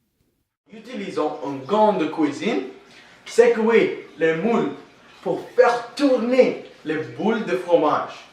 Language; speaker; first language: French; non-native, learner; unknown